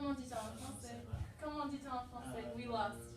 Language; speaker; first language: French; non-native, fluent; English